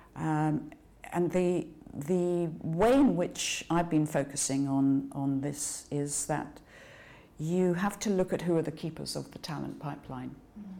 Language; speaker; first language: English; native; English